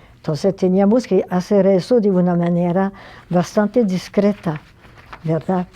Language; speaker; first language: Spanish; non-native, fluent; French